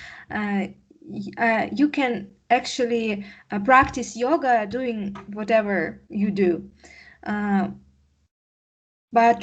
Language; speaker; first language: English; non-native, learner; Russian